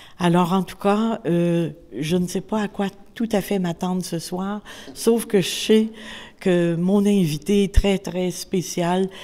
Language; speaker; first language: French; native; French